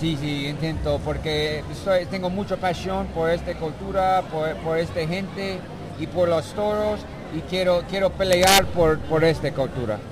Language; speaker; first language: Spanish; non-native, learner; English